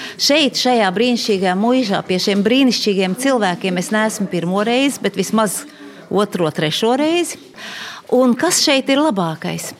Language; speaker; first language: Latvian; native; Latvian